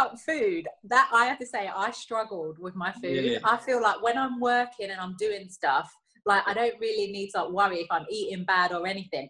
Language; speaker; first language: English; native; English